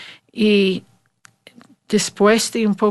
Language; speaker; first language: Spanish; non-native, learner; English